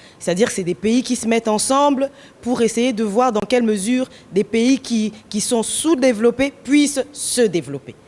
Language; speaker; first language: French; non-native, local second language; Lingala